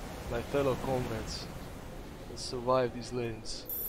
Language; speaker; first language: English; non-native, fluent; Russian